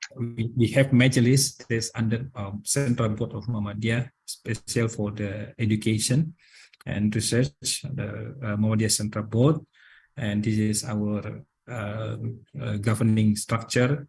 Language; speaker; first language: English; non-native, learner; Indonesian